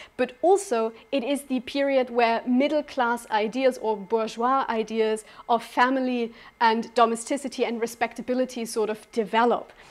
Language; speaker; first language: English; non-native, fluent; German